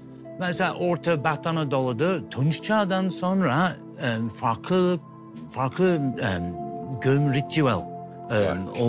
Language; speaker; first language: Turkish; non-native, learner; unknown